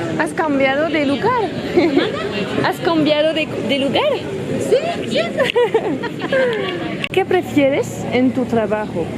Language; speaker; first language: Spanish; non-native, learner; French